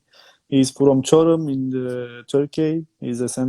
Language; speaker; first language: English; non-native, fluent; Turkish